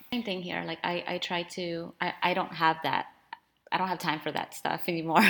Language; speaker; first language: English; early bilingual, other home language; Spanish